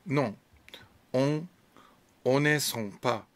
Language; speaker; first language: French; non-native, learner; Chinese